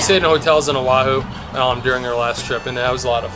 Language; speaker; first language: English; native; English